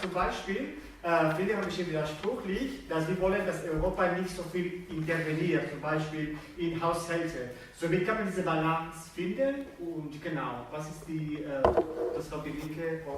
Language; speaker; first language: German; non-native, learner; Spanish